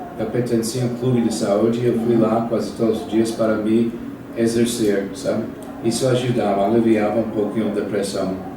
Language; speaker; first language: Portuguese; non-native, fluent; English